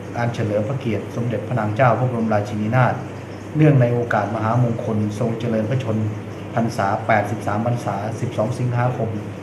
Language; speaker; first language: Thai; native; Thai